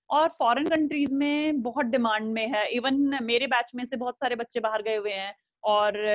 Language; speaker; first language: Hindi; native; Hindi